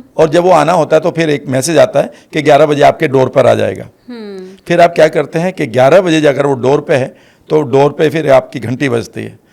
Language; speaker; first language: Hindi; native; Hindi